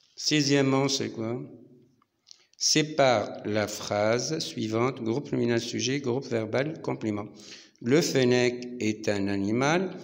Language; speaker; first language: French; non-native, local second language; Arabic